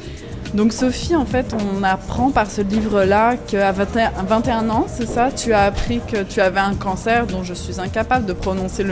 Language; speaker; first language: French; native; French